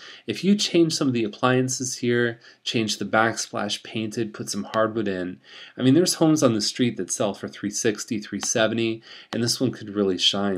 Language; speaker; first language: English; native; English